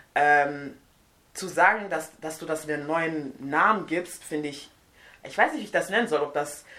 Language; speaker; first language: German; non-native, fluent; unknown